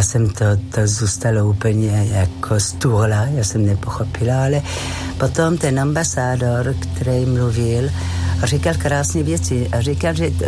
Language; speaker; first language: Czech; non-native, fluent; French